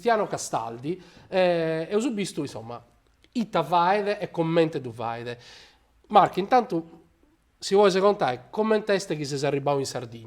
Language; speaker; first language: Italian; native; Italian